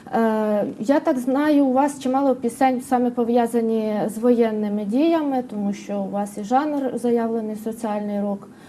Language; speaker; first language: Ukrainian; native; Ukrainian